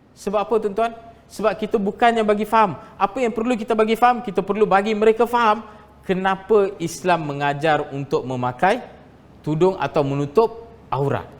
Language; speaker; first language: Malay; non-native, local second language; Tamil